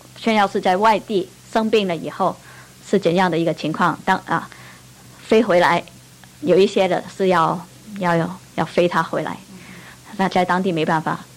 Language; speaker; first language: Chinese; non-native, local second language; Cantonese